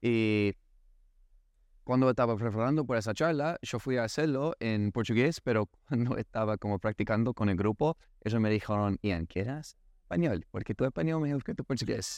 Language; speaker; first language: Spanish; non-native, learner; English